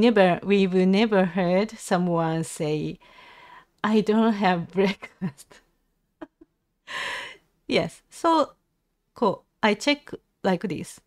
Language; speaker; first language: English; non-native, learner; Japanese